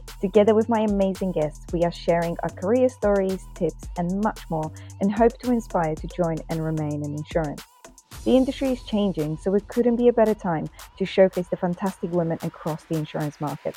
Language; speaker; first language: English; non-native, fluent; Polish